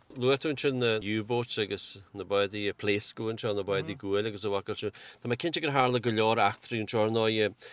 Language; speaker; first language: Irish; native; Irish